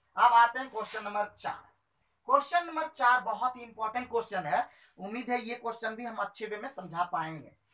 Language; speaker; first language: Hindi; native; Hindi